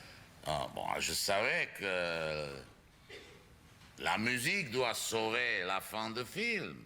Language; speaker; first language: French; non-native, fluent; Czech